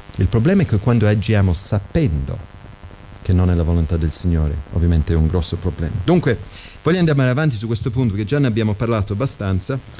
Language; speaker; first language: Italian; non-native, fluent; English